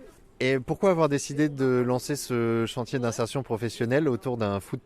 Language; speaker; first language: French; native; French